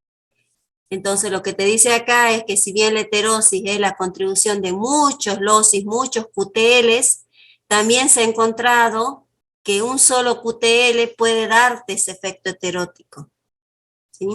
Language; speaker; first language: Spanish; native; Spanish